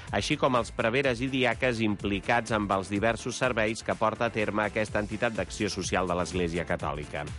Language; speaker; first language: Catalan; native; Catalan